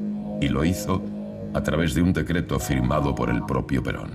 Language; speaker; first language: Spanish; native; Spanish